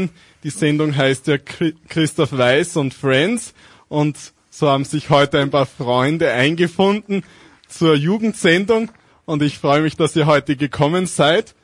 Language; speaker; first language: German; native; German